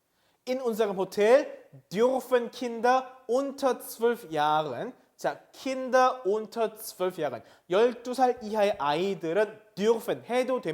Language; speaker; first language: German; non-native, fluent; Korean